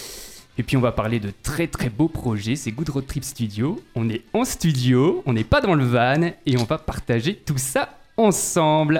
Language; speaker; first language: French; native; French